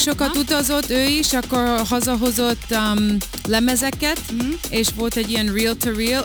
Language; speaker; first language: Hungarian; early bilingual, heritage; Hungarian